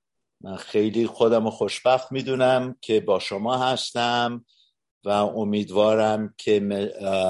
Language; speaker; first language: Persian; early bilingual, heritage; Persian